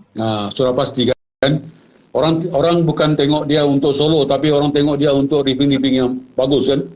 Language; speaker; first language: Malay; native; Malay